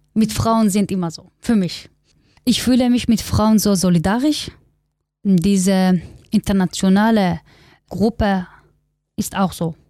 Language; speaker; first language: German; non-native, learner; Kurdish